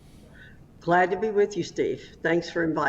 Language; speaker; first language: English; native; English